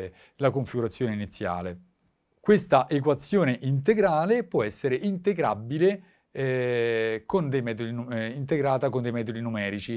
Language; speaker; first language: Italian; native; Italian